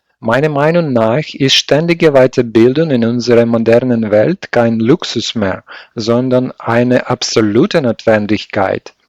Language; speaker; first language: German; non-native, learner; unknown